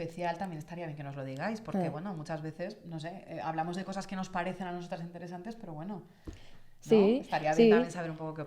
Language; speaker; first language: Spanish; native; Spanish